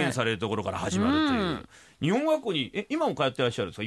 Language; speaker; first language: Japanese; native; Japanese